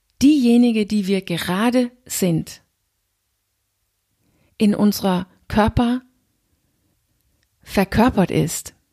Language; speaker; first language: German; non-native, fluent; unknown